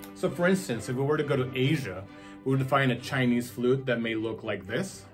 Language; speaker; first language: English; non-native, fluent; Spanish